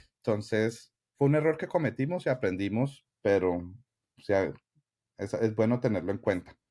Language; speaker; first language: Spanish; native; Spanish